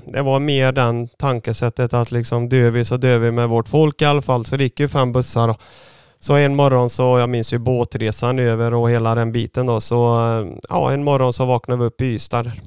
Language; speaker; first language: Swedish; early bilingual, other home language; Bosnian